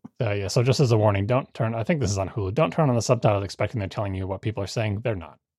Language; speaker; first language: English; native; English